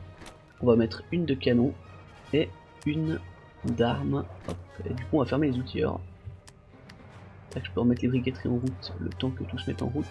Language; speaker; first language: French; native; French